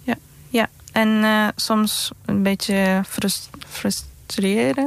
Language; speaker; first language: Dutch; non-native, fluent; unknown